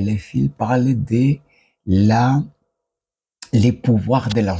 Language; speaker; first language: French; non-native, learner; Spanish